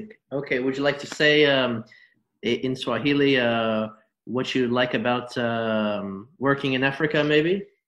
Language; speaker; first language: English; native; English